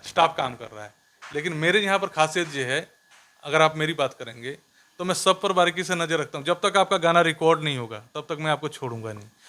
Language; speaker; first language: Hindi; native; Hindi